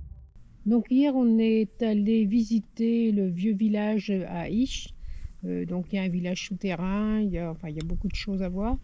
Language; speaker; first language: French; native; French